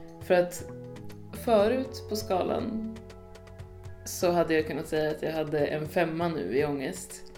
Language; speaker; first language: Swedish; native; Swedish